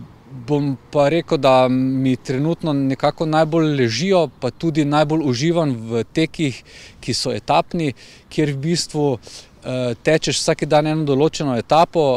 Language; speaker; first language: Slovenian; native; Slovenian